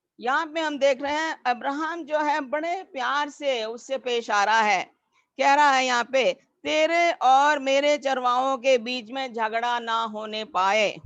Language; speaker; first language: Hindi; native; Hindi